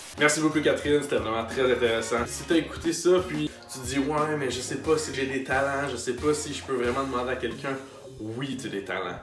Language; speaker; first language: French; native; French